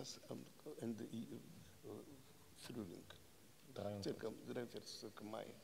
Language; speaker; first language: German; non-native, learner; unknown